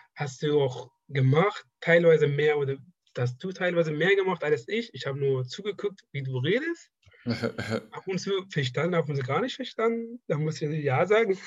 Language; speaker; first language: German; non-native, fluent; Persian